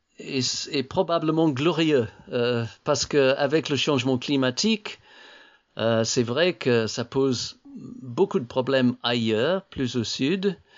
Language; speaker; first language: French; non-native, fluent; English